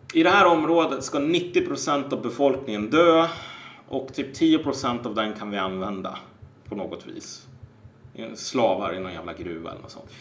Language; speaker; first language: Swedish; native; Swedish